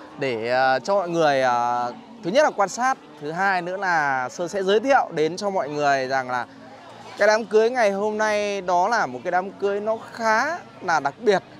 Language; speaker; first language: Vietnamese; native; Vietnamese